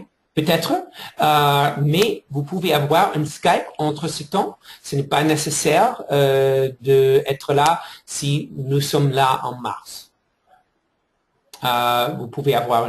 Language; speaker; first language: French; non-native, fluent; English